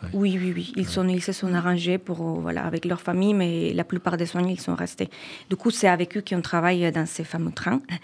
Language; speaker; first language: French; non-native, fluent; Spanish